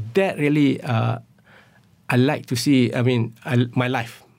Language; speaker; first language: English; non-native, local second language; Malay